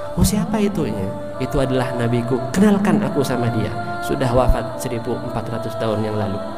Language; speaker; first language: Indonesian; native; Indonesian